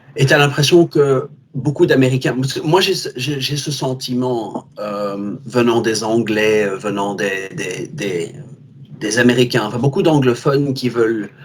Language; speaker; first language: French; native; French